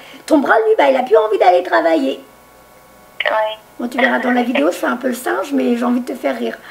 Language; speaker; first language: French; native; French